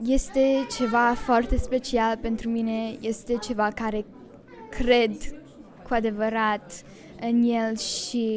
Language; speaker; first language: Romanian; early bilingual, heritage; Romanian